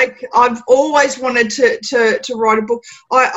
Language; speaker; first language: English; native; English